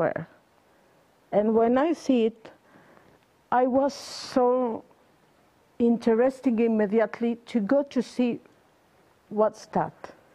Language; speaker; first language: English; non-native, learner; Spanish